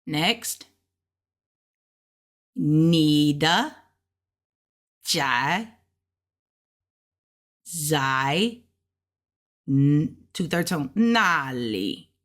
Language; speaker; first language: Chinese; non-native, learner; English